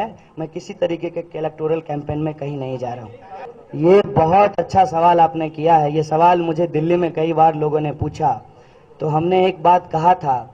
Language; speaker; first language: Hindi; native; Hindi